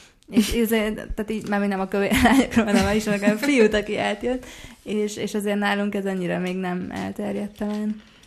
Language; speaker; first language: Hungarian; native; Hungarian